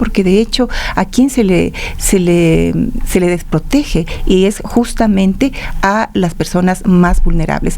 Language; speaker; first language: Spanish; native; Spanish